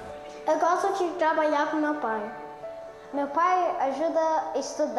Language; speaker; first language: Portuguese; early bilingual, other home language; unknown